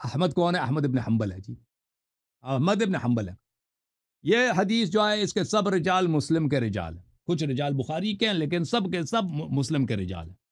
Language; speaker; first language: Urdu; non-native, fluent; Persian